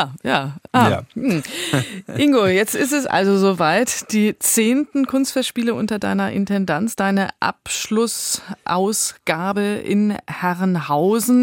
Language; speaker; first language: German; native; German